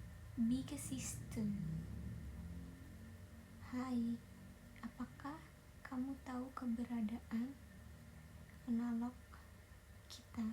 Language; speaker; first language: Indonesian; native; Indonesian